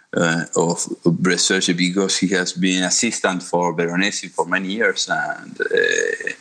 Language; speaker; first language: English; non-native, fluent; Spanish